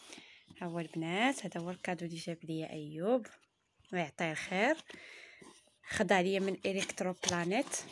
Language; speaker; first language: Arabic; native; Arabic